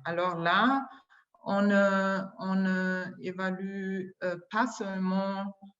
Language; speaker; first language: French; non-native, fluent; German